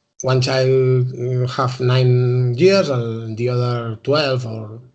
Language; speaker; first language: English; non-native, learner; Spanish